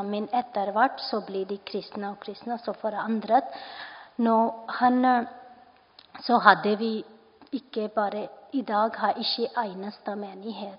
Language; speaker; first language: Norwegian; non-native, fluent; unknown